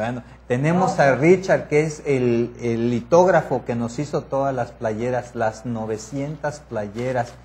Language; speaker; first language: Spanish; native; Spanish